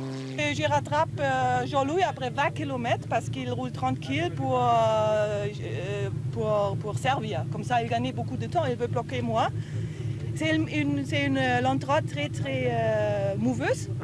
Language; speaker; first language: French; non-native, learner; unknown